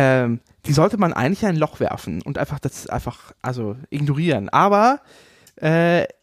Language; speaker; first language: German; native; German